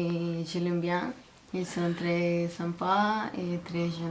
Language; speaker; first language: French; non-native, learner; Spanish